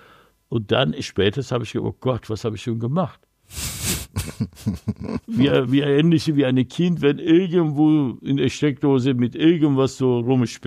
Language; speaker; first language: German; non-native, learner; Persian